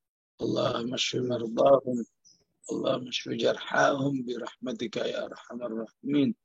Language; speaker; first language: Arabic; non-native, fluent; Indonesian